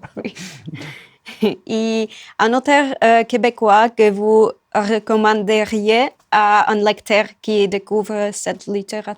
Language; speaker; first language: French; non-native, fluent; Czech